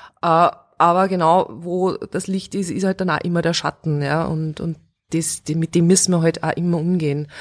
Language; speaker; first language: German; early bilingual, other home language; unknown